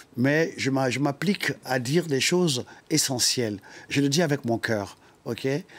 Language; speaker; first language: French; non-native, local second language; Dyula